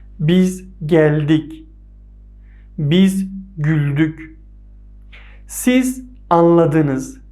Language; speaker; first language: Turkish; non-native, fluent; Persian